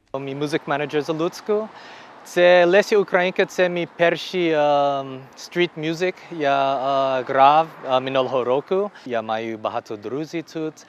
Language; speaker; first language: Ukrainian; non-native, learner; English